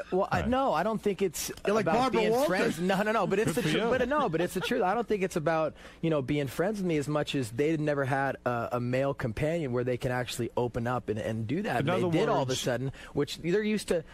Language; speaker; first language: English; native; English